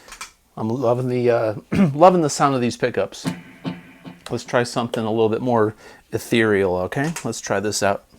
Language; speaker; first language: English; native; English